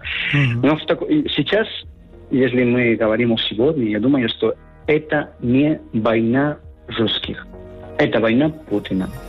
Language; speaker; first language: Russian; non-native, learner; Spanish